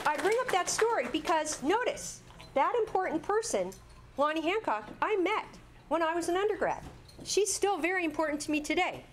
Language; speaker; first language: English; native; English